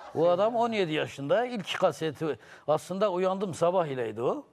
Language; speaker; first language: Turkish; native; Turkish